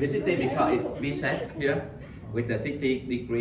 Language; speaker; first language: English; non-native, learner; Vietnamese